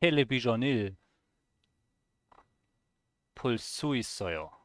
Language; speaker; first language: Korean; non-native, learner; German